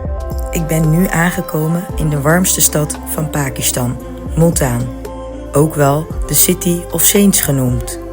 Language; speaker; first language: Dutch; early bilingual, other home language; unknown